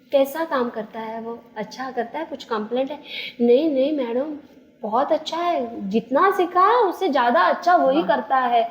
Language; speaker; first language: Hindi; non-native, local second language; Marathi